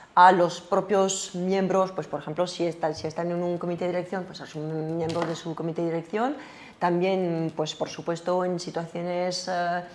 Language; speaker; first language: Spanish; non-native, fluent; French